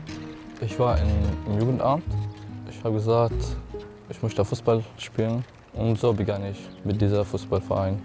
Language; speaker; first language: German; non-native, learner; Arabic